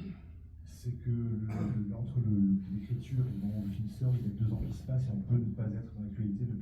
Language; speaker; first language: French; native; French